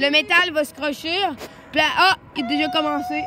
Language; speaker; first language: French; native; French